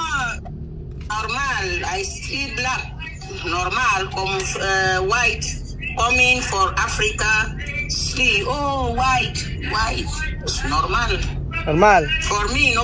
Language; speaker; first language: English; non-native, learner; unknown